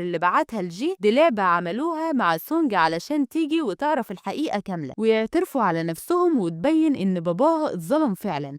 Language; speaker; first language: Arabic; native; Arabic